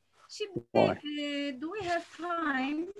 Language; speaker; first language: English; non-native, fluent; Turkish